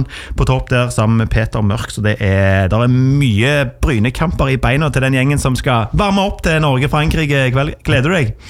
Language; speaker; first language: Norwegian; native; Norwegian